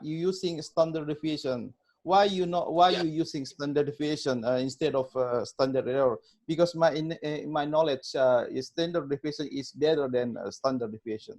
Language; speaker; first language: English; non-native, learner; Indonesian